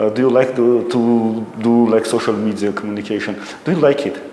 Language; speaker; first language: English; non-native, learner; Armenian